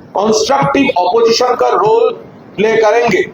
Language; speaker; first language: Hindi; non-native, local second language; Bangla